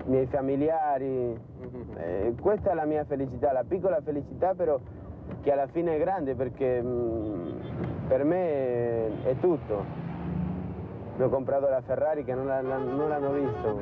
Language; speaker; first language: Italian; non-native, learner; Spanish